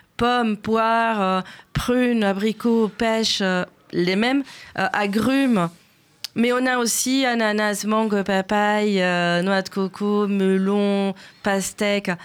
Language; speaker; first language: French; non-native, fluent; Spanish